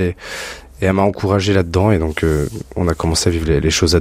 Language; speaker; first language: French; native; French